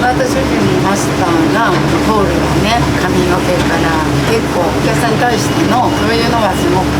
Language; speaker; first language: Japanese; native; Japanese